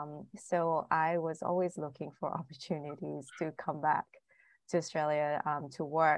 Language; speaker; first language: English; non-native, local second language; Chinese